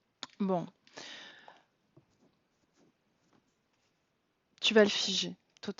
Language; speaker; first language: French; native; French